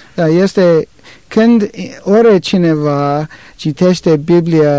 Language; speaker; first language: Romanian; non-native, learner; English